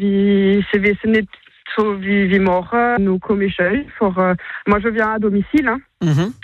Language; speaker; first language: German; non-native, local second language; French